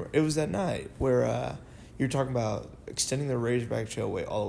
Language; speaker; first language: English; native; English